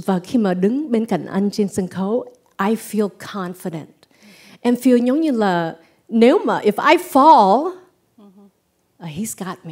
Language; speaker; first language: Vietnamese; early bilingual, heritage; Vietnamese